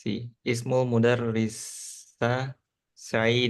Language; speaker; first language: Arabic; non-native, learner; Indonesian